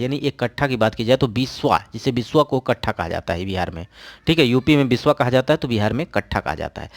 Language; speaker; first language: Hindi; native; Hindi